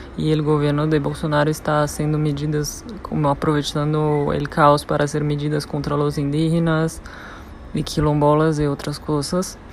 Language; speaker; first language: Spanish; non-native, fluent; Portuguese